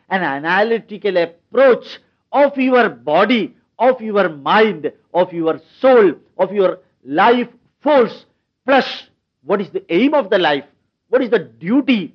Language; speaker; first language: English; non-native, local second language; Malayalam